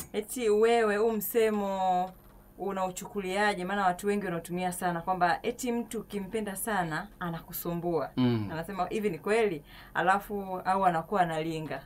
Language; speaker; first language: Swahili; native; Swahili